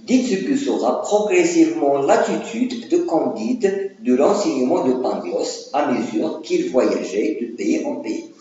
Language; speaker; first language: French; non-native, local second language; Arabic